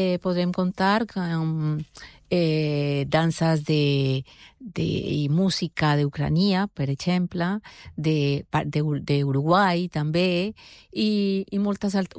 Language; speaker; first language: Catalan; non-native, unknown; Spanish